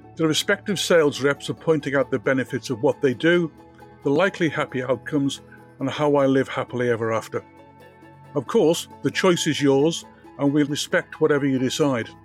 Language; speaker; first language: English; native; English